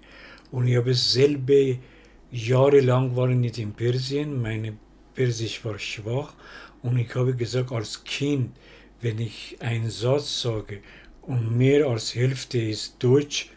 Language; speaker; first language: German; non-native, learner; Persian